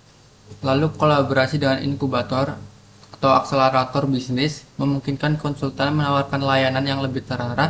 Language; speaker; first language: Indonesian; native; Indonesian